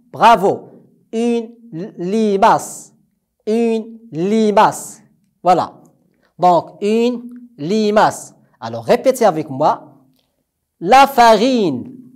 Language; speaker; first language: French; non-native, local second language; Arabic